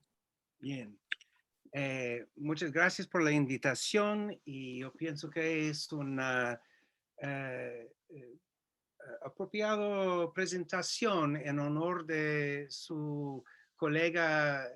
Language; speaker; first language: Spanish; non-native, fluent; English